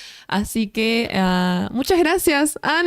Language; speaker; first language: Spanish; native; Spanish